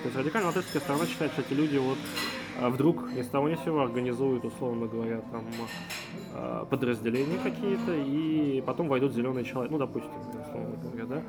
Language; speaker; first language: Russian; native; Russian